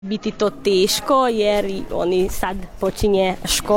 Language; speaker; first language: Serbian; non-native, local second language; Hungarian